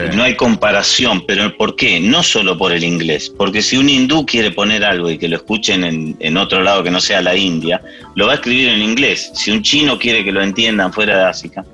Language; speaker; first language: Spanish; early bilingual, other home language; English